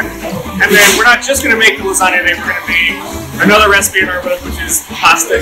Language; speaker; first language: English; native; English